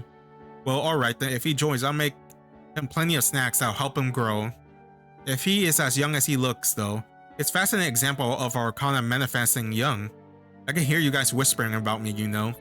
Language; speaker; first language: English; native; English